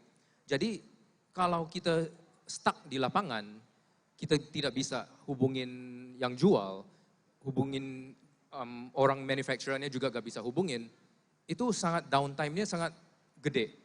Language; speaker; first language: Indonesian; non-native, fluent; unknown